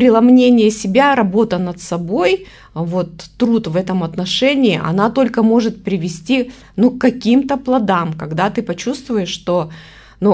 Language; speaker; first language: Russian; native; Russian